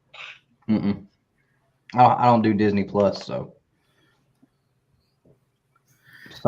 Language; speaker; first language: English; native; English